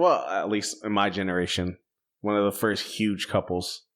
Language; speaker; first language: English; native; English